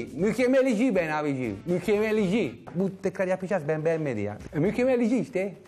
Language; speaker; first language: Turkish; non-native, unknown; Italian